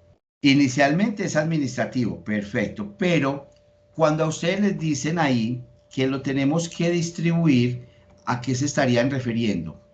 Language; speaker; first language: Spanish; native; Spanish